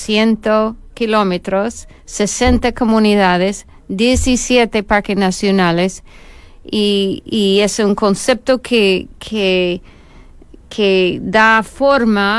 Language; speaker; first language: Spanish; non-native, fluent; English